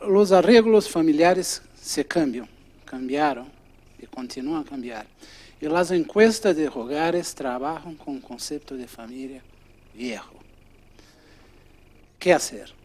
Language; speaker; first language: Spanish; non-native, fluent; Portuguese